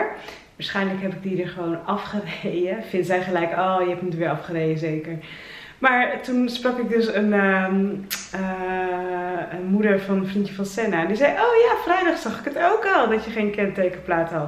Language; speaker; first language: Dutch; native; Dutch